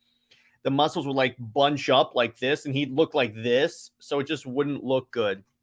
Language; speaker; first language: English; native; English